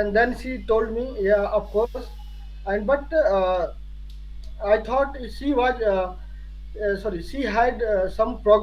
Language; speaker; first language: English; non-native, learner; Hindi